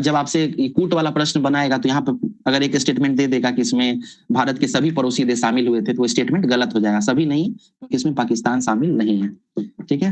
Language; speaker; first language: Hindi; native; Hindi